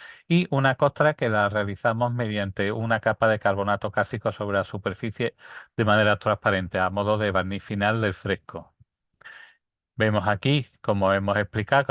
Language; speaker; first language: Spanish; native; Spanish